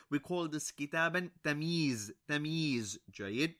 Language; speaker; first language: Arabic; non-native, fluent; English